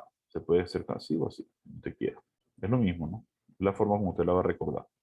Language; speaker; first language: Spanish; native; Spanish